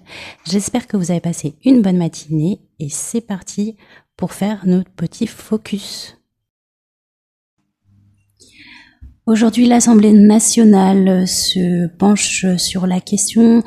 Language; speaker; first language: French; native; French